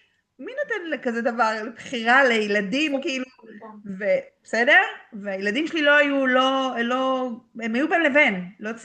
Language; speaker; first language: Hebrew; native; Hebrew